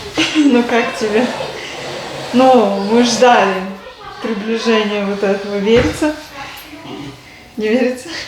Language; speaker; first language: Russian; native; Russian